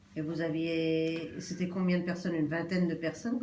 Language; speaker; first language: French; native; French